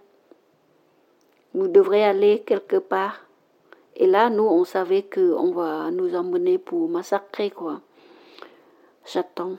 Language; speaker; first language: French; non-native, learner; Khmer